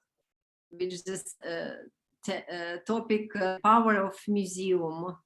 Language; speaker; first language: English; non-native, learner; Romanian